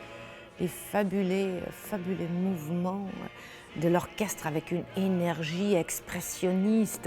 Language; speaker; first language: French; non-native, fluent; German